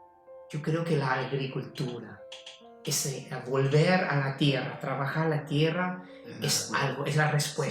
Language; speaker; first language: Spanish; non-native, fluent; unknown